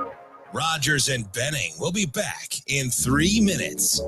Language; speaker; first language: English; native; English